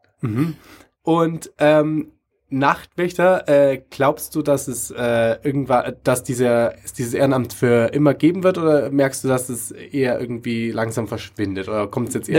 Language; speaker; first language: German; native; German